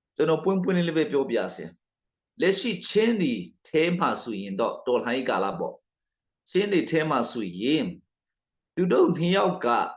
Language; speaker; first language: Burmese; non-native, local second language; Hakha Chin